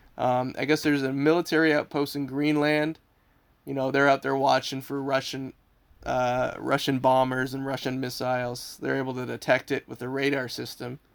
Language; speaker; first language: English; native; English